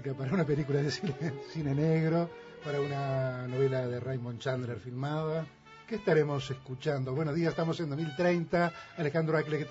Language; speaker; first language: Spanish; native; Spanish